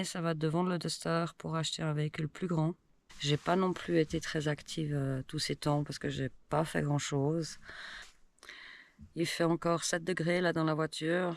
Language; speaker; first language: French; native; French